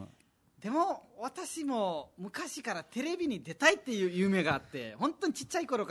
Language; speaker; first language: Japanese; non-native, fluent; Nepali